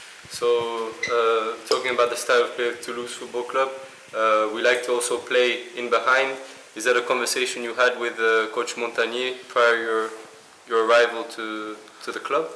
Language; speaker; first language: English; non-native, fluent; French